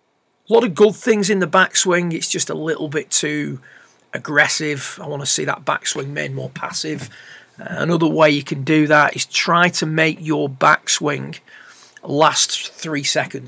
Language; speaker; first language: English; native; English